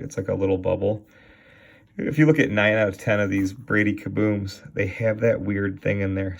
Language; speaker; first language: English; native; English